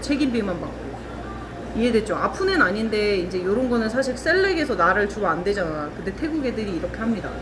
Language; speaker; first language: Korean; native; Korean